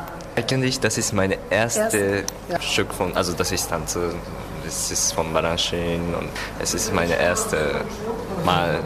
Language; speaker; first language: German; non-native, learner; Japanese